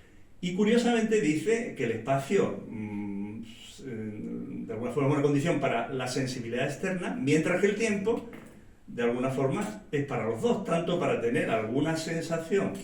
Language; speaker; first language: Spanish; native; Spanish